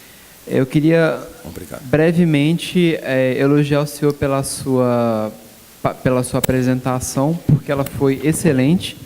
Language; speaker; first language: Portuguese; native; Portuguese